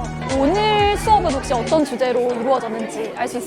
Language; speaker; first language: Korean; native; Korean